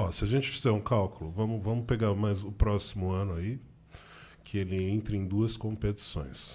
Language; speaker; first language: Portuguese; native; Portuguese